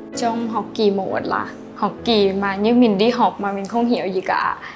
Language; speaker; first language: Vietnamese; non-native, learner; Lao